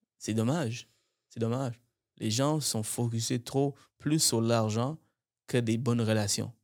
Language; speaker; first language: French; native; French